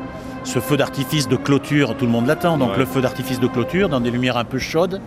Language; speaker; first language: French; native; French